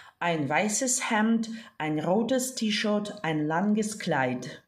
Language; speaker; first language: German; non-native, fluent; Ukrainian